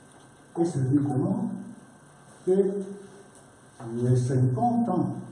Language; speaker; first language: French; non-native, learner; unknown